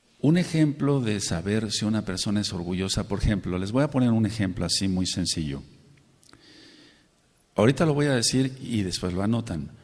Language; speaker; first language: Spanish; native; Spanish